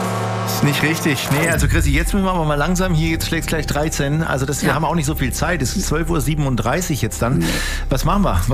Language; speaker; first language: German; native; German